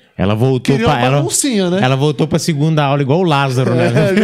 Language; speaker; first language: Portuguese; native; Portuguese